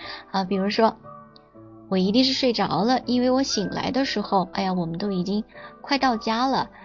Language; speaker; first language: Chinese; native; Chinese